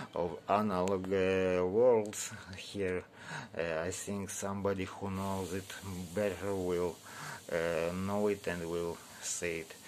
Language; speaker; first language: English; non-native, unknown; Russian